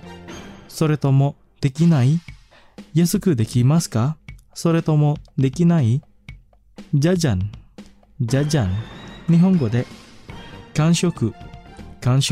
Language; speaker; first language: Japanese; non-native, fluent; Indonesian